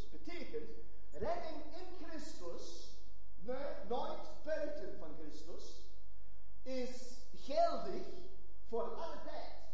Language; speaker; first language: Dutch; non-native, fluent; German